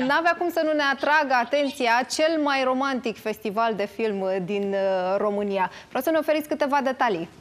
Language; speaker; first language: Romanian; native; Romanian